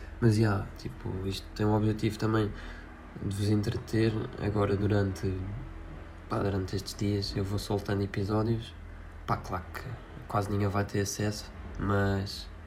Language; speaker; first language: Portuguese; native; Portuguese